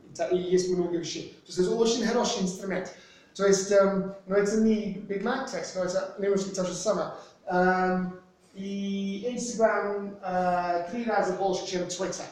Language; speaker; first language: Russian; non-native, fluent; English